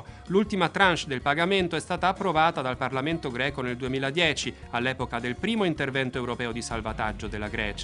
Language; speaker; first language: Italian; native; Italian